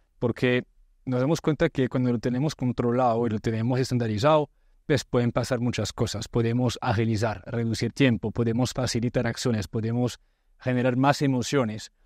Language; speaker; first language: Spanish; non-native, fluent; French